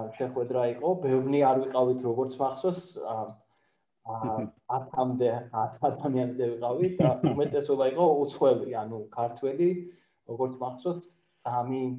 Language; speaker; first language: Georgian; non-native, fluent; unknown